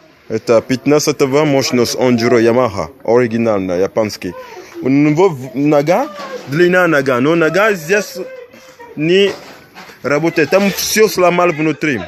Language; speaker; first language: Russian; non-native, learner; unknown